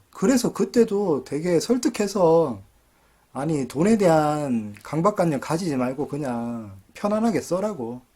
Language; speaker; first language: Korean; native; Korean